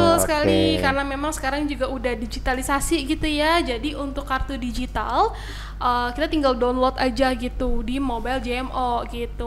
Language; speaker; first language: Indonesian; native; Indonesian